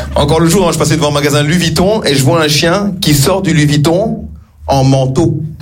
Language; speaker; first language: French; early bilingual, other home language; Kinyarwanda